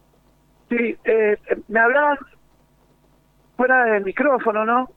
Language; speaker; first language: Spanish; native; Spanish